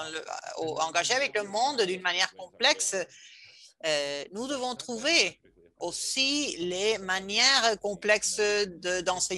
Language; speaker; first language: French; non-native, fluent; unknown